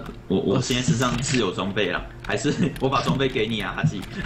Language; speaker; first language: Chinese; native; Chinese